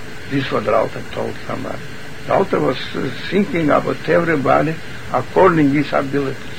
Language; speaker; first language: English; non-native, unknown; Yiddish